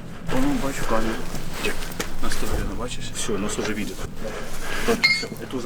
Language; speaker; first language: Russian; non-native, local second language; Ukrainian